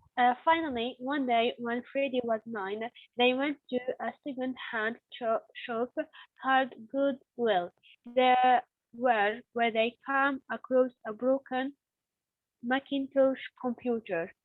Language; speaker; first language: English; non-native, learner; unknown